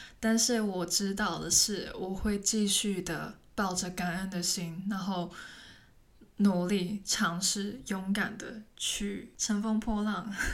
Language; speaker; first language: Chinese; non-native, local second language; Cantonese